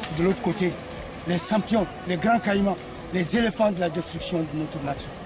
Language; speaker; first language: French; non-native, local second language; Bambara